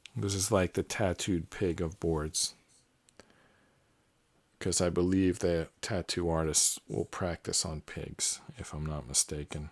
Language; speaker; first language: English; native; English